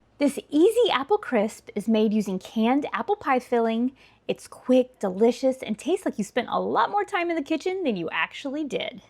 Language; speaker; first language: English; native; English